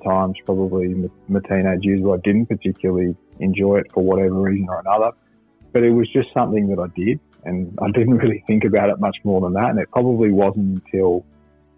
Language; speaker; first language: English; native; English